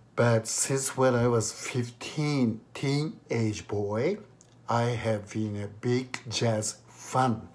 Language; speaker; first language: English; non-native, fluent; Japanese